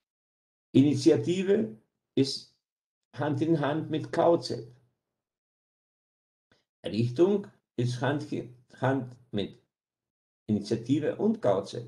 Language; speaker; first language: German; non-native, fluent; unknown